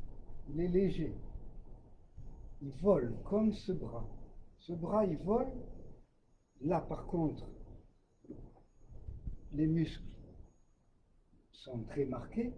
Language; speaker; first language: French; native; French